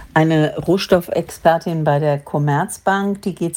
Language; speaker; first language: German; native; German